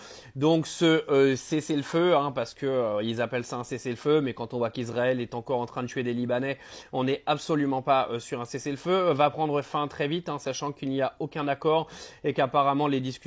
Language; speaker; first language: French; native; French